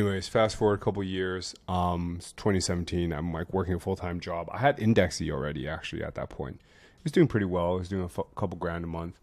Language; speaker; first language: English; native; English